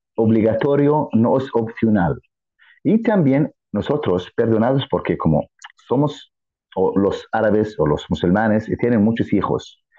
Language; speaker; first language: Spanish; non-native, fluent; Arabic